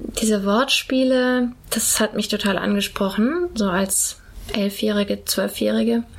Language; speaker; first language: German; native; German